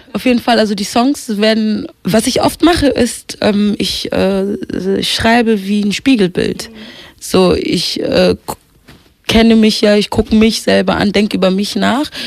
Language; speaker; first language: German; early bilingual, other home language; Swahili